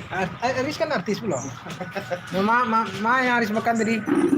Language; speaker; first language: Indonesian; non-native, local second language; Minangkabau